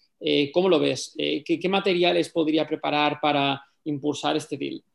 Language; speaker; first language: Spanish; native; Spanish